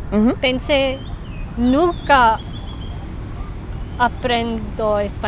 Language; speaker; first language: Spanish; non-native, learner; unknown